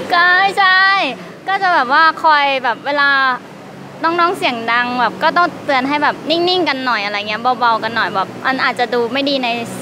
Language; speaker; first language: Thai; native; Thai